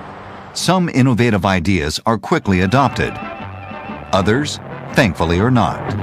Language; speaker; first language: English; native; English